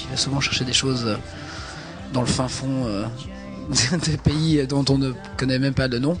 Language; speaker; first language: French; early bilingual, other home language; English